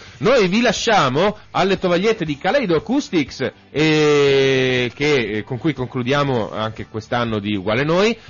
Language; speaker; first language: Italian; native; Italian